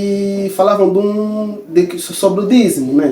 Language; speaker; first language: Portuguese; native; Portuguese